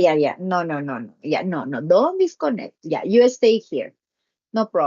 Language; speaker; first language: English; non-native, learner; Spanish